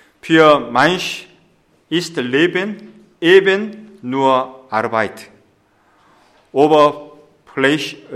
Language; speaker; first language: German; non-native, fluent; Korean